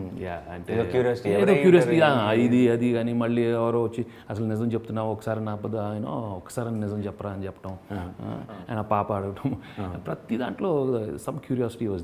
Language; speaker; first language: Telugu; native; Telugu